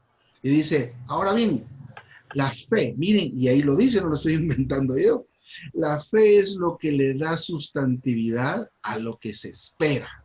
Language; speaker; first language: Spanish; native; Spanish